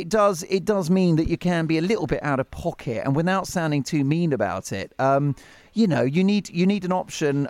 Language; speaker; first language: English; native; English